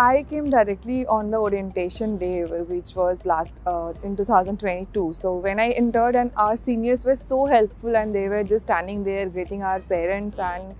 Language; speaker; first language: English; non-native, local second language; Bangla